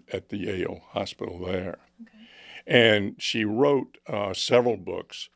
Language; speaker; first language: English; native; English